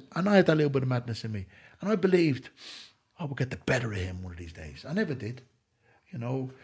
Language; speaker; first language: English; native; English